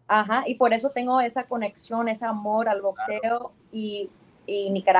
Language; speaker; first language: Spanish; early bilingual, heritage; Spanish